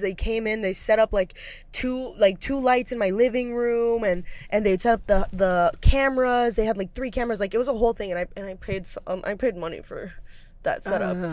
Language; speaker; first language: English; early bilingual, other home language; Spanish